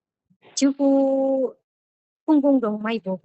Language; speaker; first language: Cantonese; non-native, learner; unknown